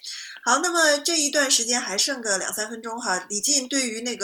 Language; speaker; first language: Chinese; native; Chinese